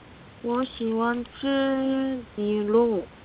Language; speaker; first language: Chinese; non-native, learner; Korean